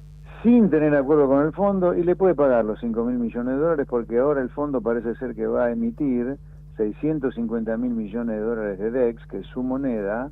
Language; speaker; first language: Spanish; native; Spanish